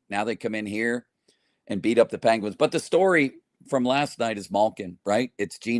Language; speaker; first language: English; native; English